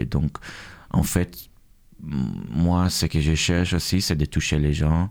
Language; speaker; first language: French; non-native, fluent; Hebrew